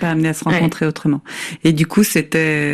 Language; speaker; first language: French; native; French